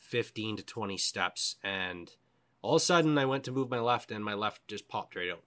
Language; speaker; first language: English; native; English